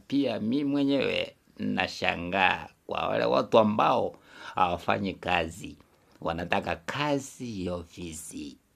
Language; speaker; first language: Swahili; non-native, local second language; Kikuyu